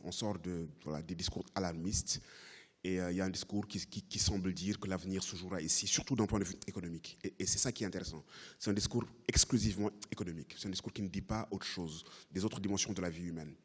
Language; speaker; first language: French; native; French